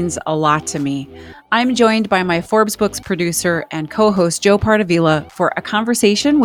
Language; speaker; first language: English; native; English